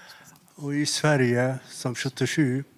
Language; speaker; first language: Swedish; non-native, fluent; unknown